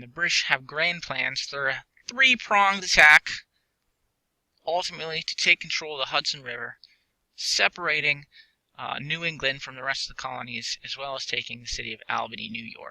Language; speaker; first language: English; native; English